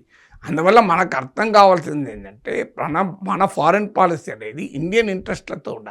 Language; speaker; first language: Telugu; native; Telugu